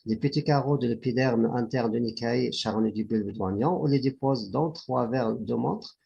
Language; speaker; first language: French; non-native, local second language; Arabic